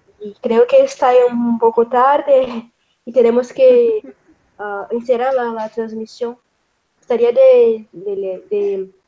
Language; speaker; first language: Portuguese; non-native, fluent; Spanish